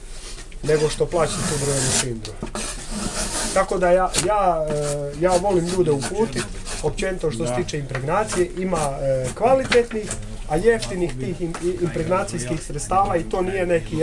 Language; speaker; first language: Croatian; native; Croatian